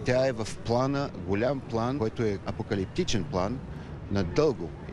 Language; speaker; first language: Bulgarian; non-native, fluent; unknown